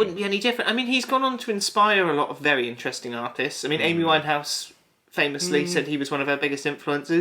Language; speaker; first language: English; native; English